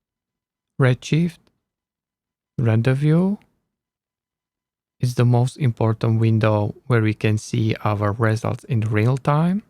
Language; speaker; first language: English; non-native, learner; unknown